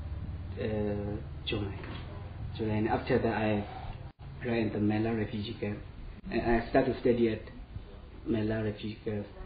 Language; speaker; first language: English; non-native, learner; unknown